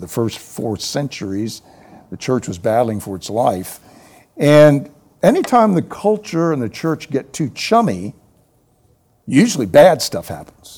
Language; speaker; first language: English; native; English